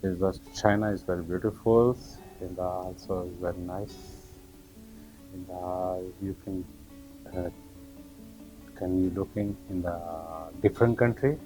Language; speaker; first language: English; non-native, learner; Urdu